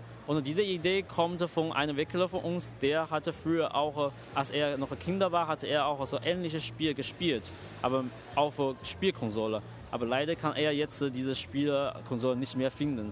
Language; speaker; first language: German; non-native, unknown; Chinese